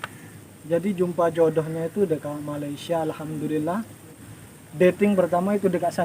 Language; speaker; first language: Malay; non-native, local second language; Indonesian